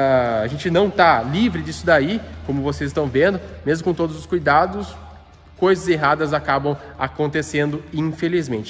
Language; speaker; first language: Portuguese; native; Portuguese